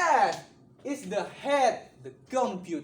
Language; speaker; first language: English; non-native, learner; Indonesian